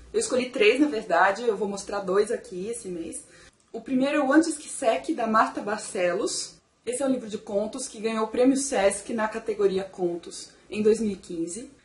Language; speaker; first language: Portuguese; native; Portuguese